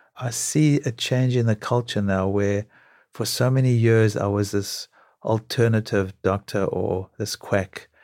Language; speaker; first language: English; native; English